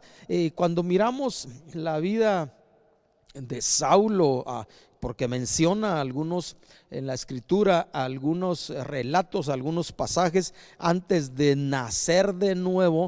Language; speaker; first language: Spanish; native; Spanish